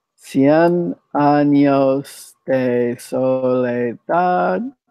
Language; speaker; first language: Spanish; non-native, fluent; English